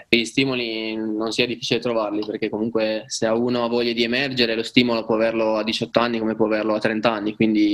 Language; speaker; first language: Italian; native; Italian